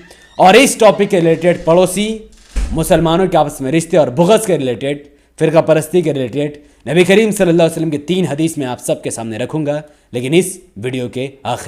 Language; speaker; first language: Hindi; native; Hindi